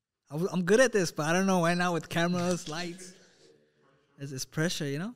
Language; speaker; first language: English; native; English